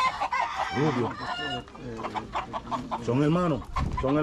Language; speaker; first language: Spanish; non-native, fluent; English